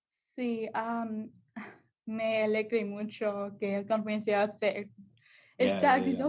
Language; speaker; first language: Spanish; non-native, learner; English